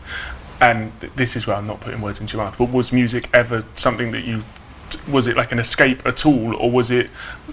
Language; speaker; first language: English; native; English